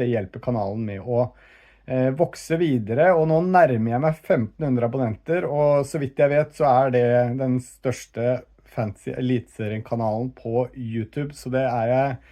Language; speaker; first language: Norwegian; native; Norwegian